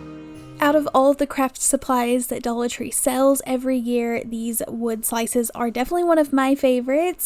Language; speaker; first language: English; native; English